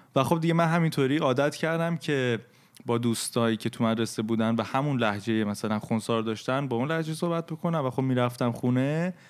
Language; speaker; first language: Persian; native; Persian